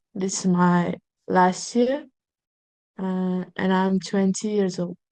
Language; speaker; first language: English; non-native, fluent; Uzbek